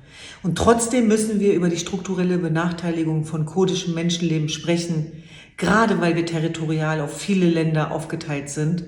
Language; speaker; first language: German; early bilingual, other home language; Kurdish